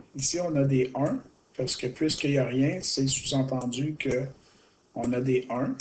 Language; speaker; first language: French; native; French